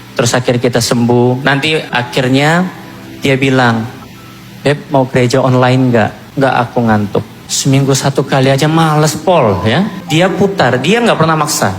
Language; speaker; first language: Indonesian; non-native, fluent; Korean